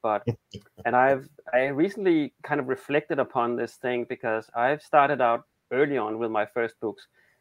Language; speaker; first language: English; non-native, fluent; Danish